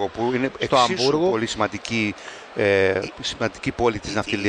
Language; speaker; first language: Greek; native; Greek